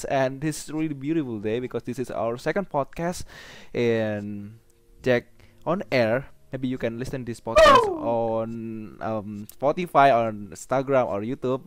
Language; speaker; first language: English; non-native, learner; Indonesian